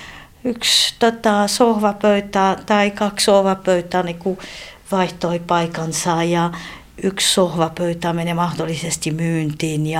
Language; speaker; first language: Finnish; non-native, fluent; French